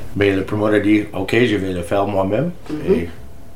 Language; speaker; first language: French; non-native, learner; English